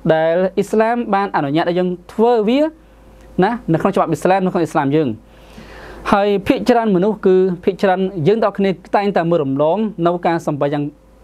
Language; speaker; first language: Khmer; non-native, local second language; Western Cham